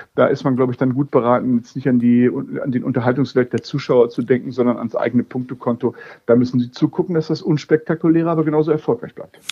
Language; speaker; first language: German; native; German